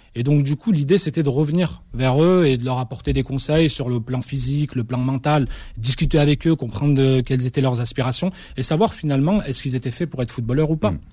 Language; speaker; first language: French; early bilingual, other home language; Arabic